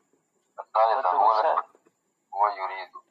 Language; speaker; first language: Arabic; non-native, fluent; Tamil